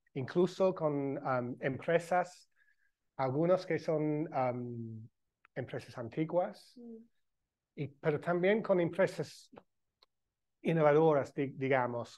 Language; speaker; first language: Spanish; non-native, fluent; English